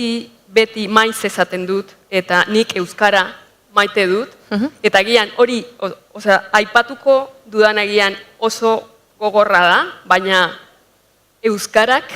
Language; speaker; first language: Basque; non-native, fluent; Spanish